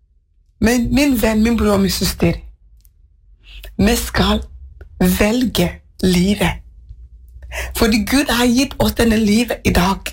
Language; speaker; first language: Norwegian; non-native, fluent; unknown